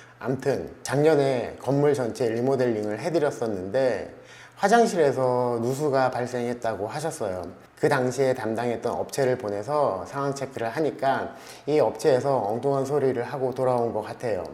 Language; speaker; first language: Korean; native; Korean